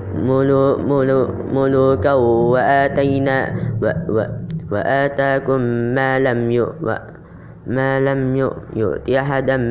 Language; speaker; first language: Arabic; non-native, learner; Indonesian